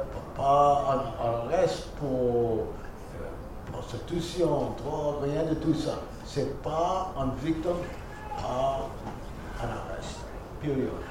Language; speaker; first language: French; non-native, fluent; English